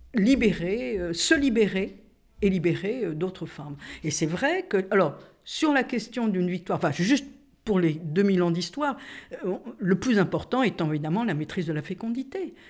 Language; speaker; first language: French; native; French